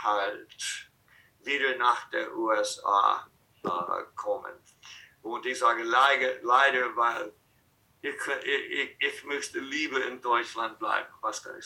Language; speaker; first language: German; non-native, fluent; English